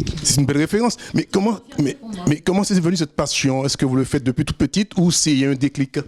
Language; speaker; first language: French; native; French